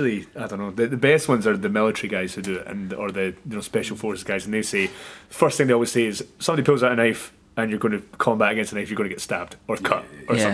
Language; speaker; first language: English; native; English